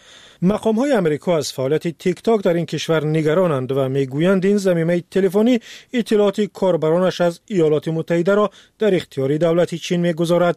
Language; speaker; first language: Persian; native; Persian